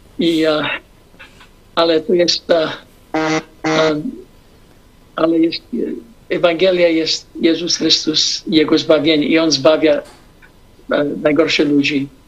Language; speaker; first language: Polish; non-native, fluent; English